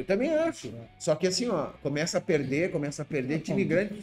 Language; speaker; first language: Portuguese; native; Portuguese